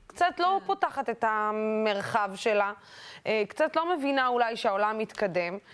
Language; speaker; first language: Hebrew; non-native, local second language; Arabic